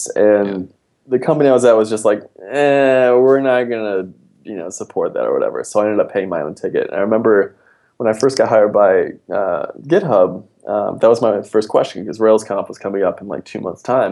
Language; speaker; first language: English; native; English